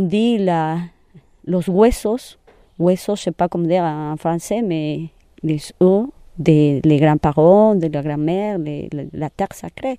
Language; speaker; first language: French; non-native, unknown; Spanish